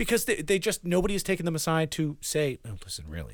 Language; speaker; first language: English; early bilingual, other home language; Spanish